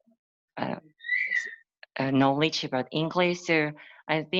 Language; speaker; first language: English; non-native, learner; Indonesian